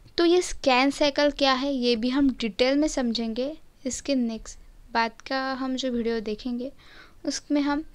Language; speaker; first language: Hindi; non-native, local second language; Marathi